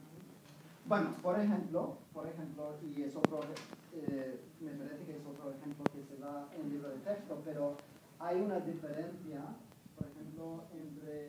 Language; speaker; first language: Spanish; non-native, fluent; English